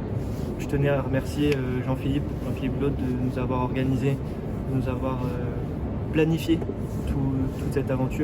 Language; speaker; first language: French; native; French